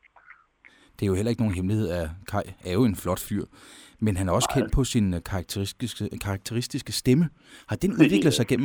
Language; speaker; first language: Danish; native; Danish